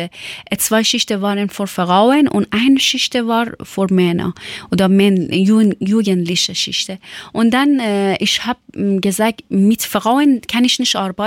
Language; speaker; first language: German; non-native, fluent; Persian